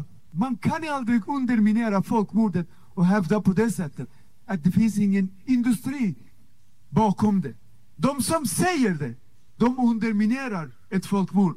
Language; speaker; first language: Swedish; non-native, fluent; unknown